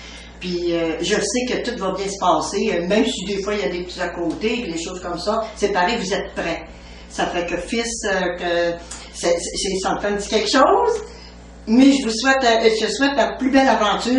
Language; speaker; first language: French; native; French